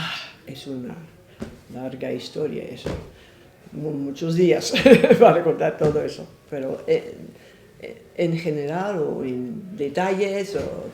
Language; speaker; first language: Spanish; non-native, fluent; English